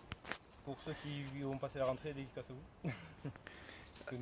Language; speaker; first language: French; native; French